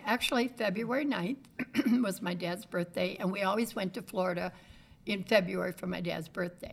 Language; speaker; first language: English; native; English